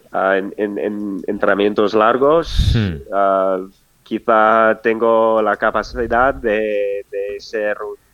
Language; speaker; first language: Spanish; non-native, fluent; English